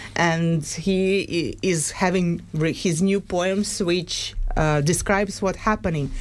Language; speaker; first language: English; non-native, fluent; Ukrainian